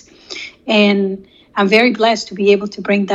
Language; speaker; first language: English; non-native, fluent; Spanish